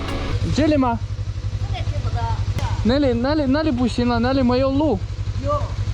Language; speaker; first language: Chinese; non-native, fluent; Russian